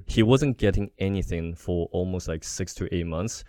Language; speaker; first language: English; non-native, fluent; Chinese